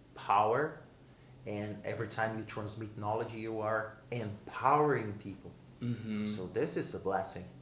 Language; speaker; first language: English; non-native, fluent; Portuguese